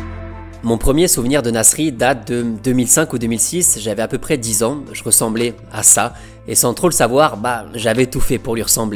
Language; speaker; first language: French; native; French